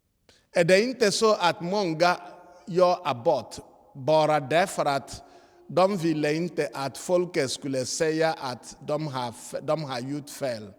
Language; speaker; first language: Swedish; non-native, fluent; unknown